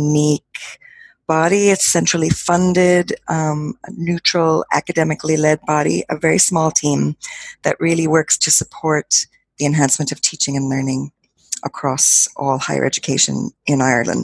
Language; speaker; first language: English; native; English